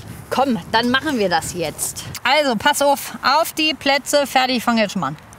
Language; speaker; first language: German; native; German